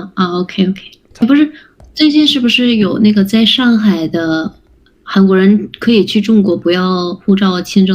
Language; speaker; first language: Chinese; non-native, learner; Vietnamese